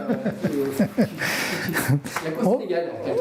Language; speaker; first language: French; native; French